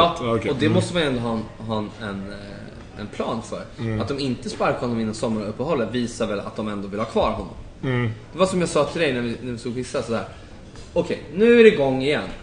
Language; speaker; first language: Swedish; native; Swedish